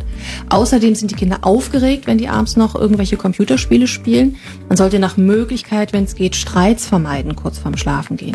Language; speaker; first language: German; native; German